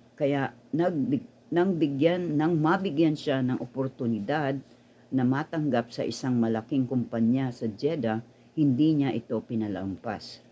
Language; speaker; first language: Filipino; native; Filipino